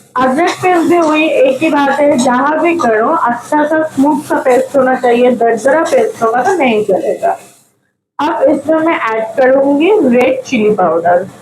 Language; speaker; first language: Hindi; non-native, local second language; Bangla